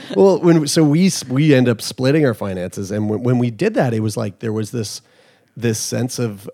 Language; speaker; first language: English; native; English